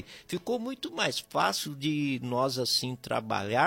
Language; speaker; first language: Portuguese; native; Portuguese